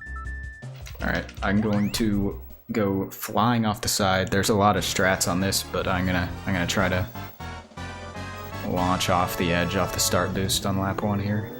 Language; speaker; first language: English; native; English